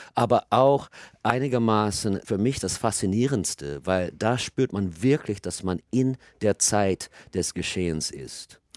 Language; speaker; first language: German; non-native, fluent; English